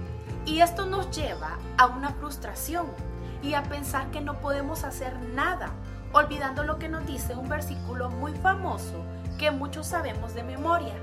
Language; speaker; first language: Spanish; native; Spanish